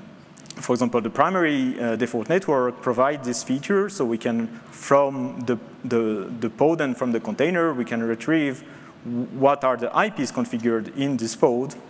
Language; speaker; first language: English; non-native, fluent; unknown